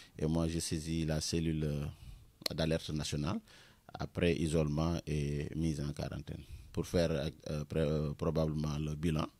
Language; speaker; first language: French; non-native, local second language; Wolof